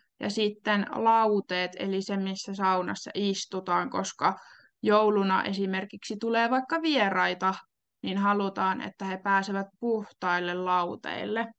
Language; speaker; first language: Finnish; native; Finnish